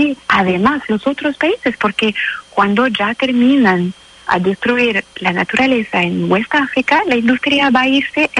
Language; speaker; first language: Spanish; non-native, fluent; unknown